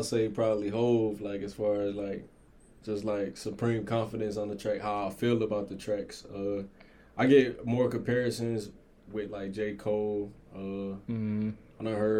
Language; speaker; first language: English; native; English